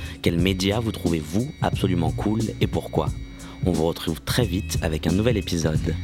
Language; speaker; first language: French; native; French